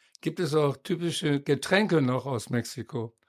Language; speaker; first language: German; native; German